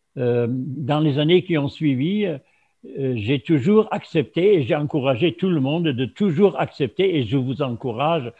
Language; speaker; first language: French; non-native, fluent; German